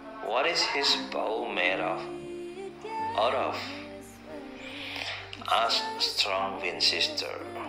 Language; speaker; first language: English; non-native, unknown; Indonesian